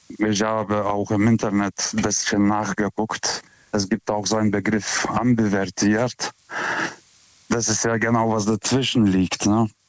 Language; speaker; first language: German; non-native, fluent; Lithuanian